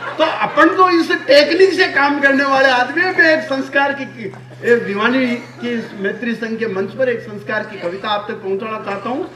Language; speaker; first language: Hindi; non-native, local second language; Marwari